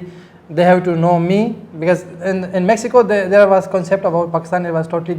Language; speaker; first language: English; non-native, local second language; Urdu